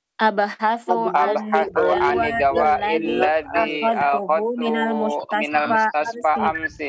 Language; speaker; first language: Arabic; non-native, learner; Indonesian